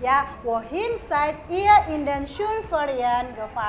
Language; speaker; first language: German; non-native, fluent; Indonesian